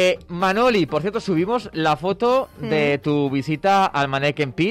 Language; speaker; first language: Spanish; native; Spanish